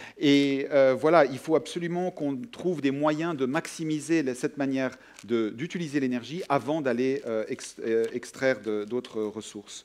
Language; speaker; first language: French; native; French